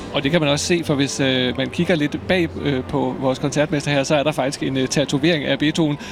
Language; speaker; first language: Danish; native; Danish